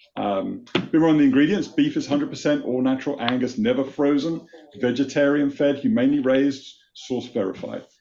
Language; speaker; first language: English; native; English